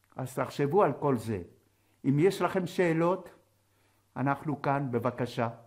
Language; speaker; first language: Hebrew; non-native, fluent; French